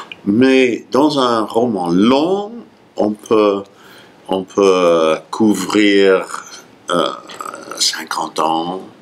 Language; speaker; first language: French; non-native, fluent; English